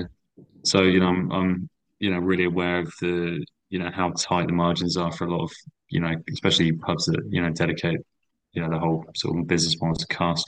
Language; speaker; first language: English; native; English